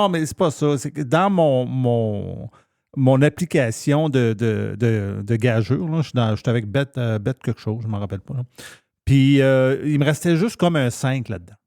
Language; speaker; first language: French; native; French